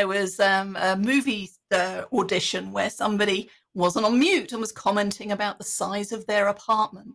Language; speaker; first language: English; native; English